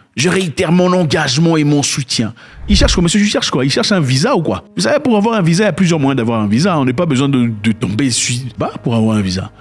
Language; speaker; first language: French; non-native, local second language; Lingala